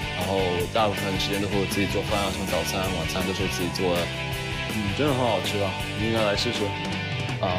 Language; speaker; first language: Chinese; early bilingual, heritage; Chinese